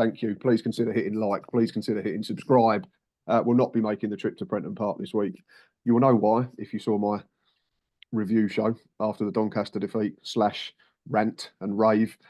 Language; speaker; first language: English; native; English